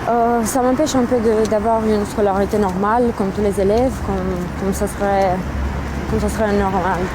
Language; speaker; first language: French; early bilingual, other home language; Romanian